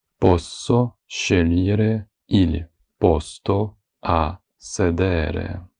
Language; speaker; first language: Italian; non-native, fluent; Ukrainian